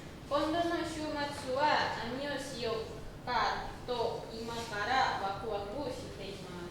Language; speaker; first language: Japanese; non-native, learner; Indonesian